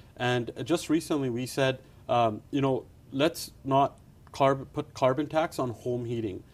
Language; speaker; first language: English; early bilingual, other home language; Punjabi